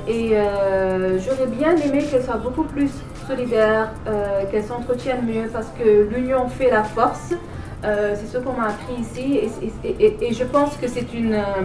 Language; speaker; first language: French; non-native, local second language; Wolof